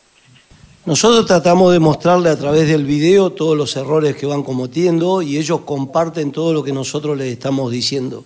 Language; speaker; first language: Spanish; native; Spanish